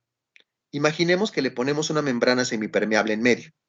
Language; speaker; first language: Spanish; native; Spanish